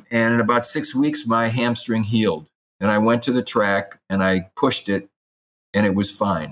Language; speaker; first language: English; native; English